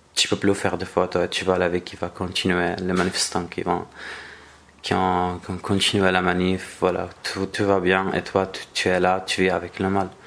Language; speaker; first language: French; non-native, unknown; Arabic